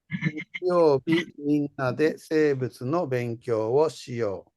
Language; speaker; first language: Japanese; non-native, fluent; Indonesian